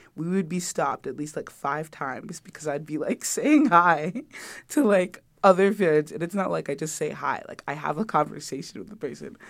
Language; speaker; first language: English; early bilingual, other home language; Yoruba